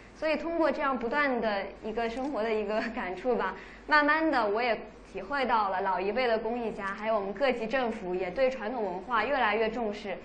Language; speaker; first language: Chinese; native; Chinese